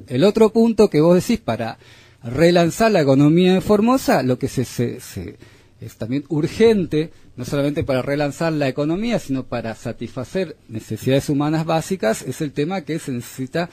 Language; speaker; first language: Spanish; native; Spanish